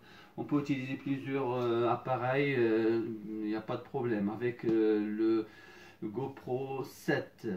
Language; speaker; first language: French; non-native, fluent; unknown